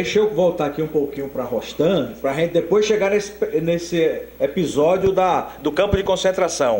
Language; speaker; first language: Portuguese; native; Portuguese